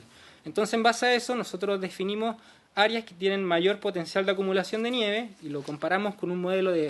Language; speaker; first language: Spanish; native; Spanish